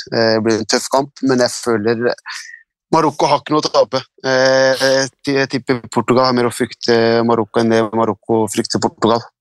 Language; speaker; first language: Norwegian; early bilingual, other home language; Arabic